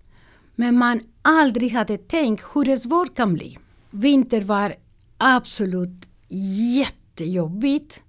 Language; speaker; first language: Swedish; non-native, learner; Spanish